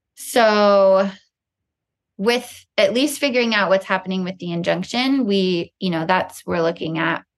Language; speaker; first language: English; native; English